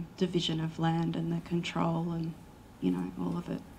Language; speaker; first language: English; native; English